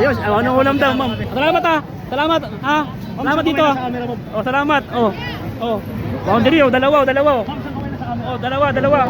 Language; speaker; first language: Filipino; native; Filipino